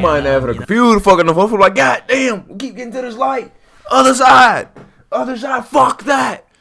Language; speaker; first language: English; native; English